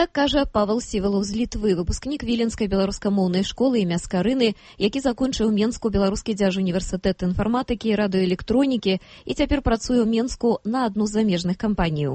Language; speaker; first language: Belarusian; native; Belarusian